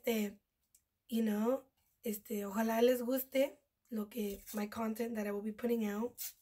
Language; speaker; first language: English; early bilingual, other home language; Spanish